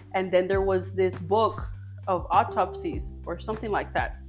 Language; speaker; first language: English; early bilingual, other home language; Spanish